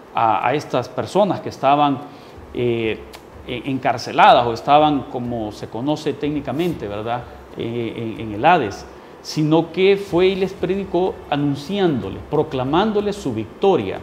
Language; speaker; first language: Spanish; native; Spanish